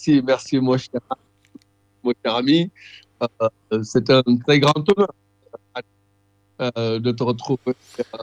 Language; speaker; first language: French; non-native, local second language; Wolof